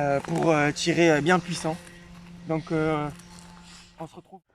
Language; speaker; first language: French; native; French